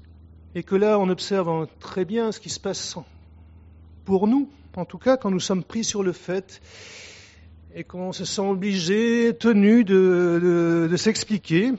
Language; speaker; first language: French; native; French